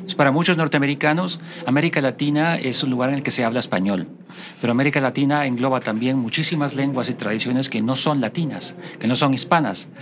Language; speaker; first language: Spanish; native; Spanish